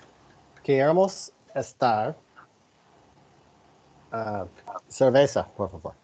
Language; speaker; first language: Spanish; non-native, learner; English